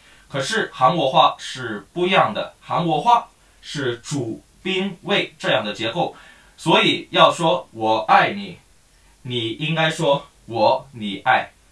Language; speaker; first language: Chinese; non-native, fluent; Korean